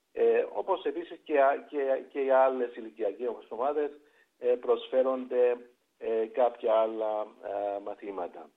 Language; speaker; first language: Greek; native; Greek